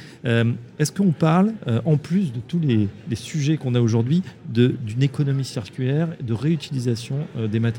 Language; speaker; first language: French; native; French